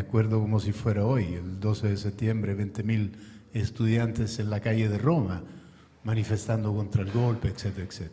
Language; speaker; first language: Spanish; non-native, fluent; Italian